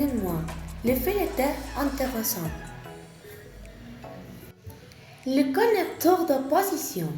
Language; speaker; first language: French; non-native, learner; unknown